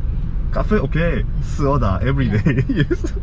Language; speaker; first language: English; non-native, learner; Korean